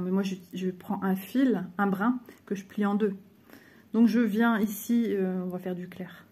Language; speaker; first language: French; native; French